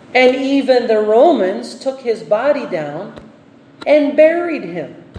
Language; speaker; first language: English; non-native, local second language; Filipino